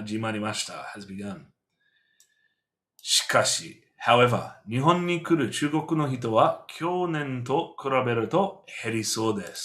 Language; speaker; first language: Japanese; non-native, fluent; English